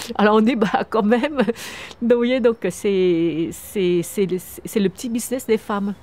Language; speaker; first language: French; early bilingual, other home language; Vietnamese